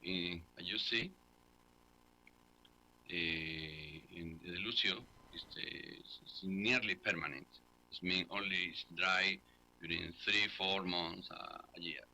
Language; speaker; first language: English; non-native, learner; Spanish